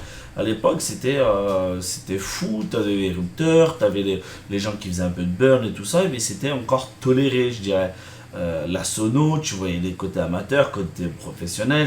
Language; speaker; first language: French; native; French